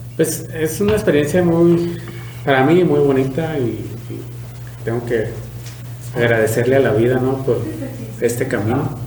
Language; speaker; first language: Spanish; native; Spanish